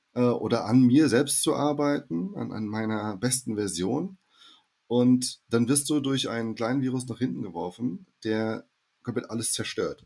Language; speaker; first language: German; early bilingual, heritage; German